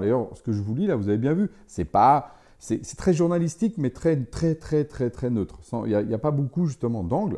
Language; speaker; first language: French; native; French